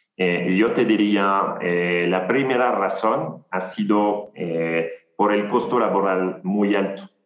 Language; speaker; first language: Spanish; non-native, fluent; French